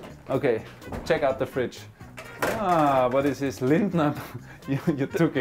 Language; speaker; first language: English; non-native, fluent; German